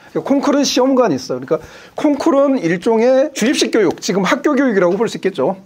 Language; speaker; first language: Korean; native; Korean